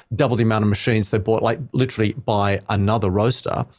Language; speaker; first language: English; native; English